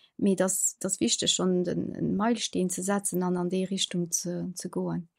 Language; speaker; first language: Luxembourgish; early bilingual, other home language; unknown